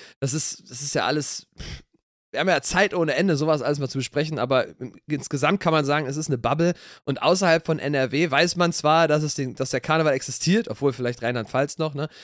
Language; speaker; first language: German; native; German